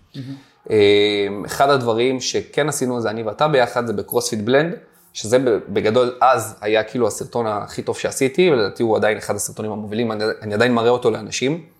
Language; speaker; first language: Hebrew; native; Hebrew